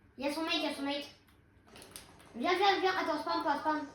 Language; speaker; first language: French; native; French